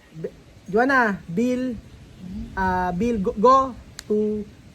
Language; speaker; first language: English; non-native, learner; Filipino